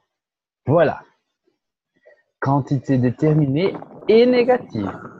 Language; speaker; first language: French; non-native, fluent; Portuguese